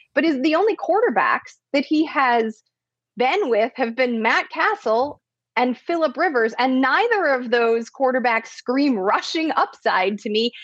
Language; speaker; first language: English; native; English